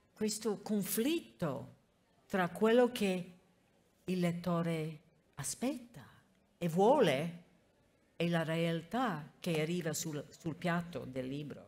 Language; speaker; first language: Italian; non-native, fluent; English